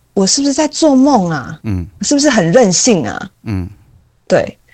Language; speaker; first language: Chinese; native; Chinese